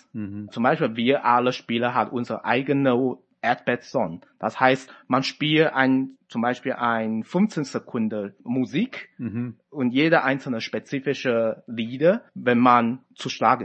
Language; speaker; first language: German; non-native, fluent; Chinese